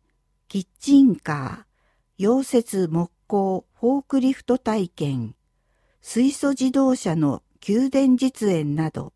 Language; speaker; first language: Japanese; native; Japanese